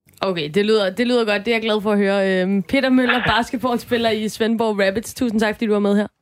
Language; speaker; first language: Danish; native; Danish